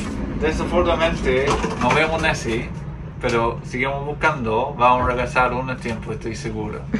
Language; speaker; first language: Spanish; non-native, fluent; English